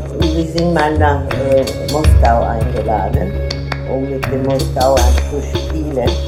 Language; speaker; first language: German; non-native, fluent; Turkish